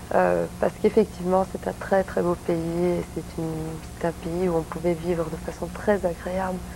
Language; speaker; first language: French; native; French